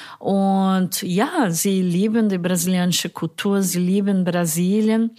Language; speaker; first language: German; non-native, fluent; Portuguese